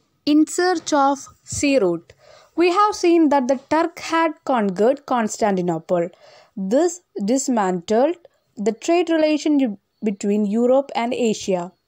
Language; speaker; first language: English; non-native, local second language; Malayalam